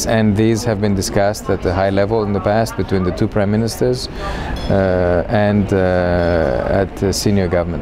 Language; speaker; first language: English; non-native, fluent; Greek